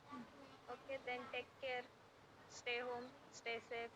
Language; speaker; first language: English; non-native, learner; Marathi